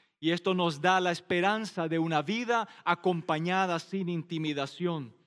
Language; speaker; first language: Spanish; non-native, local second language; Plautdietsch